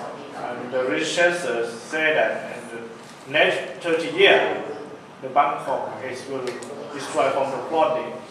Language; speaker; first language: English; non-native, learner; Thai